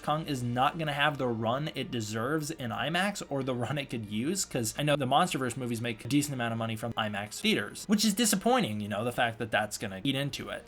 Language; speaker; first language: English; native; English